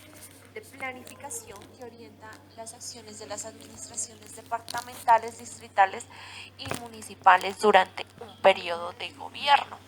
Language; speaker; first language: Spanish; native; Spanish